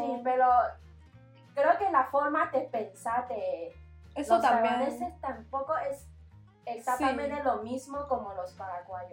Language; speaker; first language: Spanish; non-native, learner; Chinese